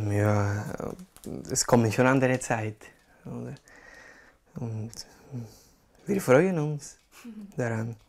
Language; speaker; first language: German; non-native, learner; Spanish